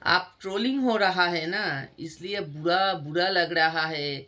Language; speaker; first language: Hindi; non-native, local second language; Bangla